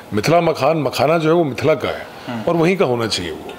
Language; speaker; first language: Hindi; native; Hindi